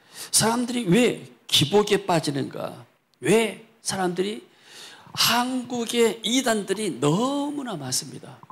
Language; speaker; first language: Korean; native; Korean